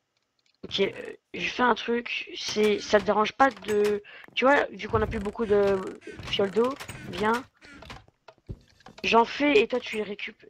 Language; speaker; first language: French; native; French